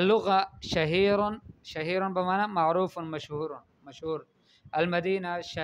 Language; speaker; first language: Arabic; non-native, fluent; Urdu